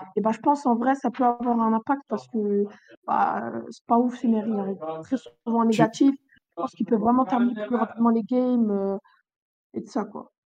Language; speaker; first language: French; early bilingual, other home language; Albanian